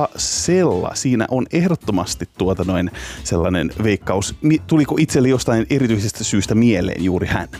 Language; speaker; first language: Finnish; native; Finnish